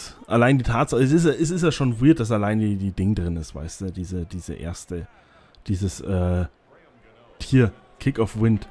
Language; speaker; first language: German; native; German